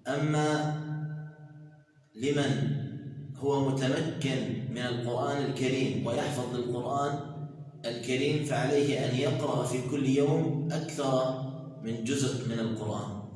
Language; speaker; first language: Arabic; native; Arabic